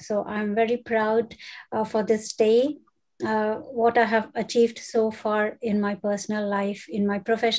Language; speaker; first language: English; non-native, local second language; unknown